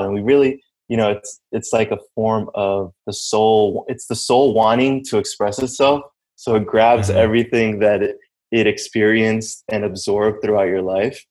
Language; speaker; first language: English; early bilingual, other home language; Spanish